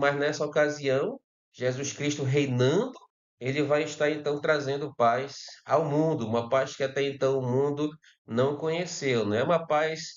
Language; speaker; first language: Portuguese; native; Portuguese